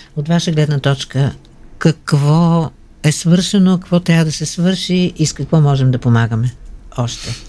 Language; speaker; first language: Bulgarian; native; Bulgarian